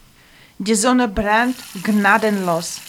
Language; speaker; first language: German; non-native, learner; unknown